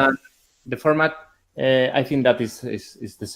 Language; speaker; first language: English; non-native, learner; Spanish